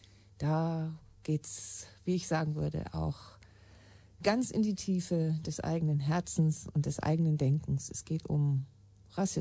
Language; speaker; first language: German; native; German